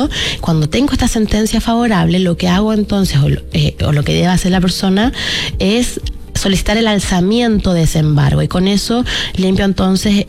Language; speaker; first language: Spanish; native; Spanish